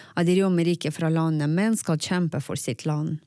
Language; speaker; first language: Norwegian; non-native, fluent; Russian